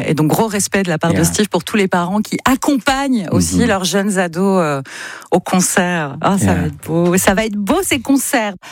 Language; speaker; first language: French; native; French